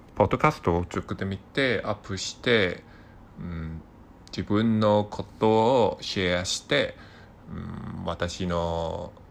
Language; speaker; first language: Japanese; non-native, learner; Cantonese